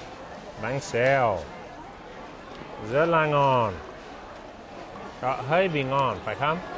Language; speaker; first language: Vietnamese; non-native, fluent; English